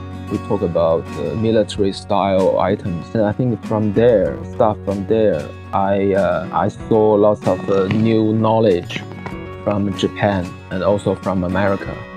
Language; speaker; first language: English; non-native, fluent; Chinese